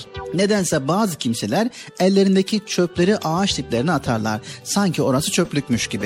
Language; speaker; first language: Turkish; native; Turkish